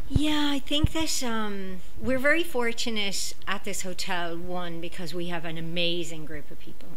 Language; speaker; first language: English; native; English